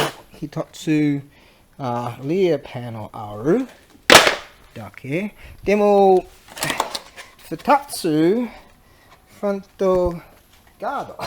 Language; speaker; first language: Japanese; non-native, learner; English